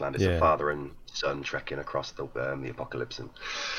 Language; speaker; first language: English; native; English